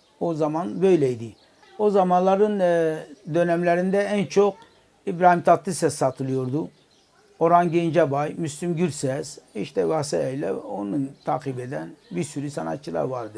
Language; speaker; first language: Turkish; non-native, local second language; Kurdish